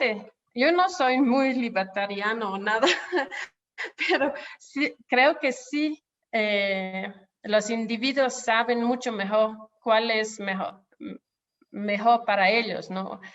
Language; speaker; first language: Spanish; non-native, fluent; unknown